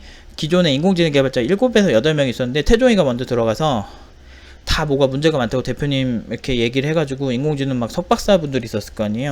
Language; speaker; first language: Korean; native; Korean